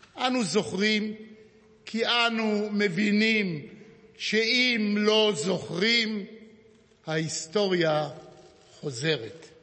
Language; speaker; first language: Hebrew; native; Hebrew